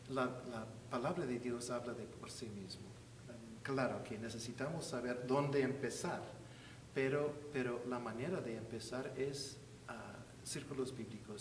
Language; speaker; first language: Spanish; non-native, fluent; English